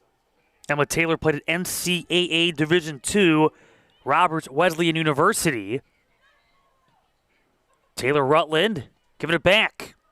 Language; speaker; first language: English; native; English